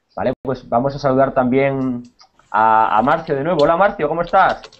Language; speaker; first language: Spanish; native; Spanish